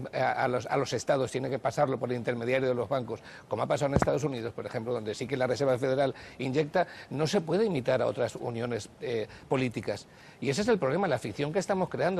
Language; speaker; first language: Spanish; native; Spanish